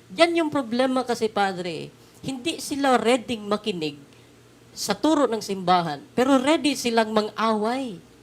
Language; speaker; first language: Filipino; non-native, local second language; Cebuano